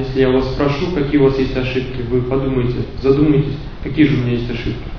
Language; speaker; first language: Russian; native; Russian